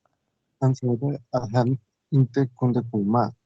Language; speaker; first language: Swedish; non-native, learner; Spanish